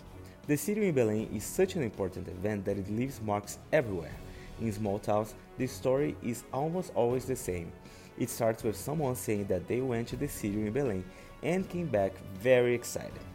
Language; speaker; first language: English; non-native, fluent; Portuguese